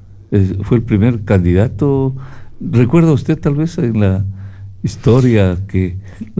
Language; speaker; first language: Spanish; native; Spanish